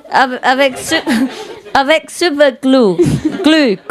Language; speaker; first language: French; non-native, learner; Vietnamese